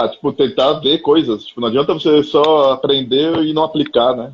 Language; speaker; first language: Portuguese; native; Portuguese